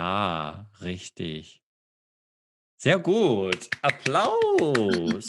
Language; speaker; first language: German; non-native, fluent; English